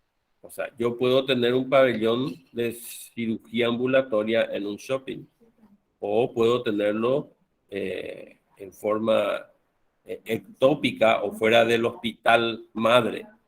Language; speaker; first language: Spanish; native; Spanish